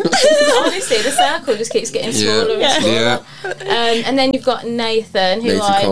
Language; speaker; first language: English; native; English